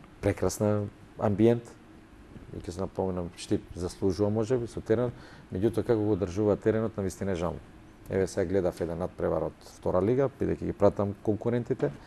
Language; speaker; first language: Macedonian; native; Macedonian